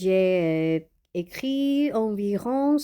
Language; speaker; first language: French; non-native, learner; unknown